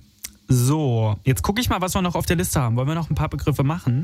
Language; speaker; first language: German; native; German